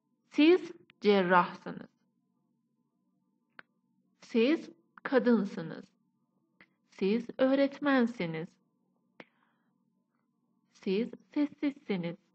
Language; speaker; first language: Turkish; non-native, fluent; Persian